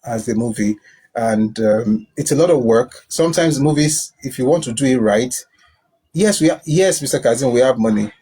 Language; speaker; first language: English; non-native, local second language; Yoruba